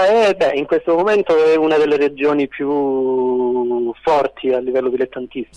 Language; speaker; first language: Italian; native; Italian